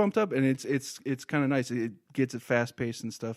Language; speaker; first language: English; native; English